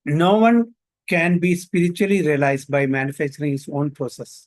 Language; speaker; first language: English; non-native, local second language; Malayalam